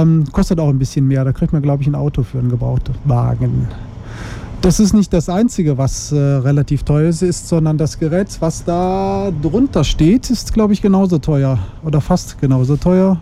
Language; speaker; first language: German; native; German